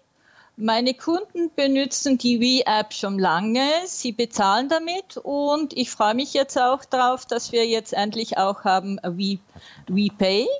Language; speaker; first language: German; non-native, local second language; French